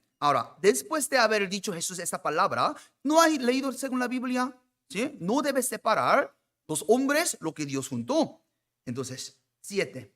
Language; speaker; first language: Spanish; non-native, fluent; Korean